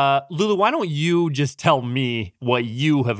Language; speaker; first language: English; native; English